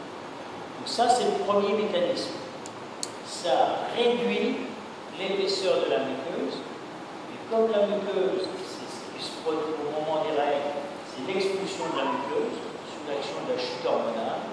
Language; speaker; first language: French; native; French